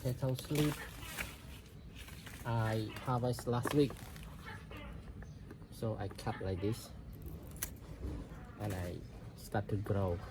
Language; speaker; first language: English; non-native, learner; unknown